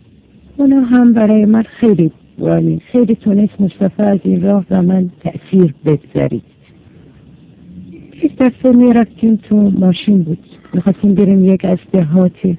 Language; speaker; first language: Persian; non-native, learner; Arabic